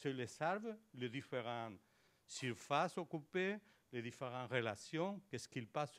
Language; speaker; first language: French; non-native, learner; Spanish